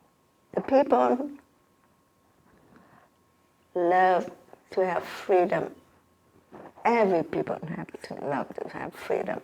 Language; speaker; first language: English; non-native, learner; Vietnamese